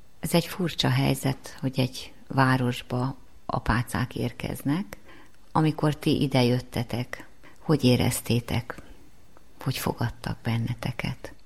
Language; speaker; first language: Hungarian; native; Hungarian